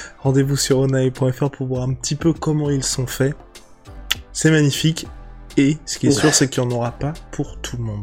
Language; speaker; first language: French; native; French